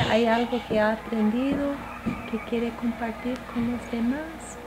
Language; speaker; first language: Spanish; non-native, fluent; English